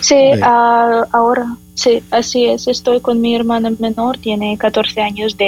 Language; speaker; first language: Spanish; non-native, fluent; Ukrainian